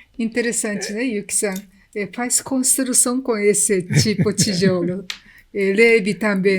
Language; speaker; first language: Portuguese; non-native, learner; Japanese